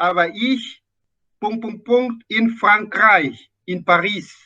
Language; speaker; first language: German; non-native, fluent; Indonesian